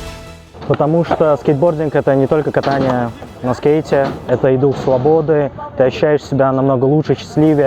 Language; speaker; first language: Russian; native; Russian